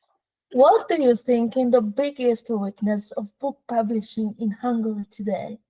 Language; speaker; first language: English; non-native, learner; Hungarian